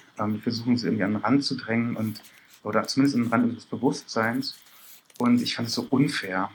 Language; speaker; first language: German; early bilingual, other home language; Persian